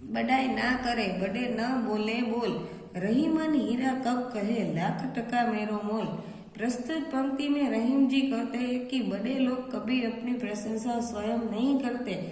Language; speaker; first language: Hindi; non-native, local second language; Gujarati